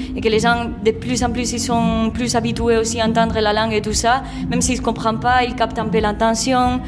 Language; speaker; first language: French; non-native, fluent; Spanish